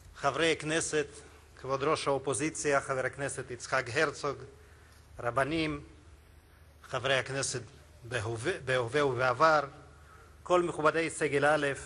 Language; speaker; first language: Hebrew; non-native, fluent; Russian